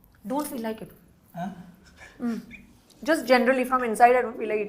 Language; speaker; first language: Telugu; non-native, learner; Hindi